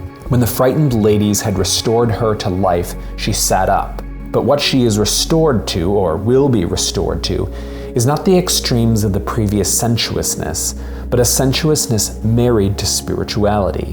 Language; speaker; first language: English; native; English